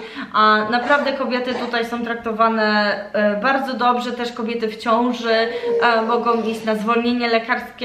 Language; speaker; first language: Polish; early bilingual, heritage; Polish